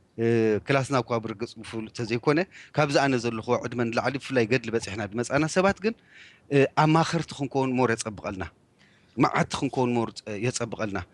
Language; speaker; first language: Tigrinya; native; Tigrinya